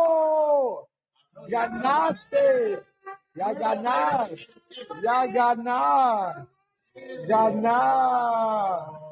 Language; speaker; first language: Spanish; non-native, learner; English